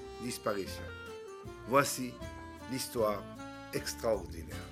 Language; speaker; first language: French; native; French